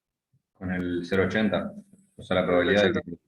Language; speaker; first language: Spanish; native; Spanish